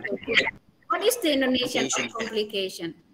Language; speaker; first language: English; non-native, learner; Indonesian